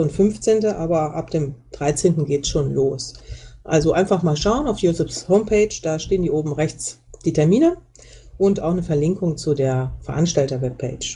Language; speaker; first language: German; native; German